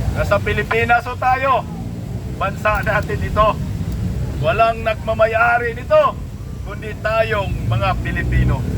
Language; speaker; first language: Filipino; non-native, local second language; Cebuano